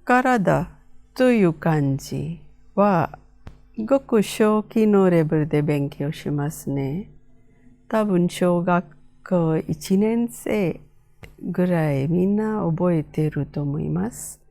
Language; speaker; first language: Japanese; non-native, fluent; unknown